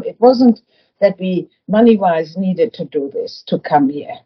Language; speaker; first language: English; non-native, fluent; German